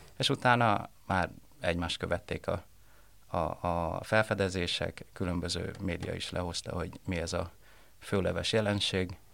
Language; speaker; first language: Hungarian; early bilingual, other home language; Vietnamese